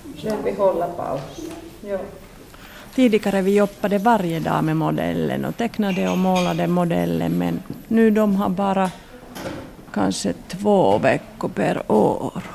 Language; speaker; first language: Swedish; non-native, fluent; Finnish